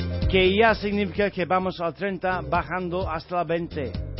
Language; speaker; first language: Spanish; non-native, fluent; English